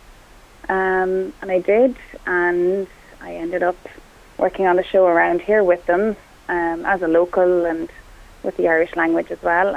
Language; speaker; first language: English; non-native, local second language; Irish